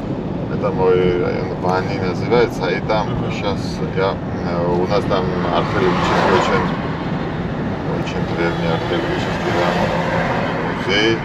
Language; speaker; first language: Russian; non-native, local second language; Georgian